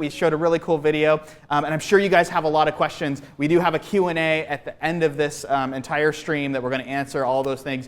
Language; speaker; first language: English; native; English